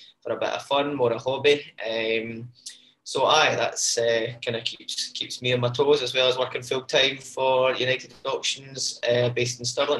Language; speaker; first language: English; native; English